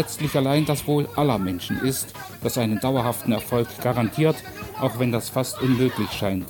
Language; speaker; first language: German; native; German